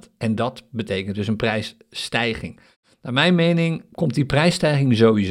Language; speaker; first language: Dutch; native; Dutch